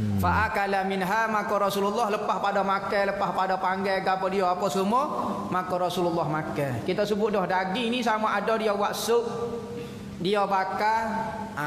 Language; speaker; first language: Malay; native; Malay